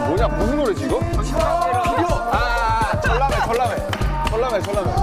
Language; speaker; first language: Korean; native; Korean